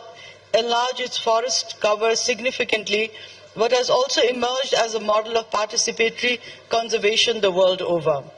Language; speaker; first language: English; non-native, fluent; Nepali